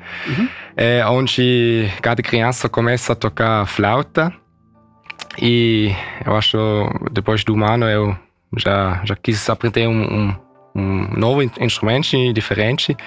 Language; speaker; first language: Portuguese; early bilingual, heritage; German